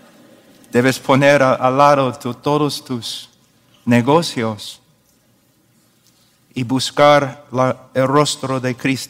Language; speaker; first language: Spanish; non-native, fluent; English